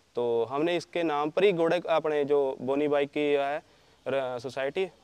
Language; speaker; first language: Hindi; native; Hindi